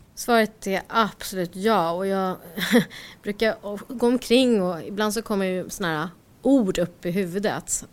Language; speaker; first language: Swedish; early bilingual, other home language; Korean